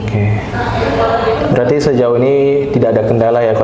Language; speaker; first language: Indonesian; native; Indonesian